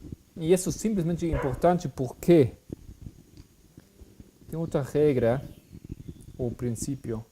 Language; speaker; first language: Portuguese; non-native, fluent; Spanish